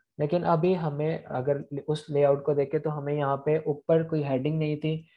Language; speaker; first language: Urdu; non-native, local second language; Punjabi